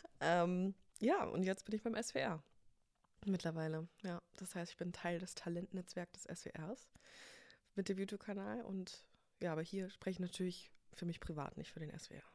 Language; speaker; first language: German; early bilingual, other home language; English